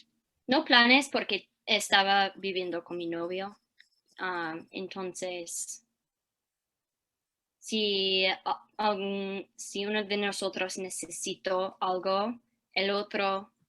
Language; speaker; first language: Spanish; early bilingual, heritage; English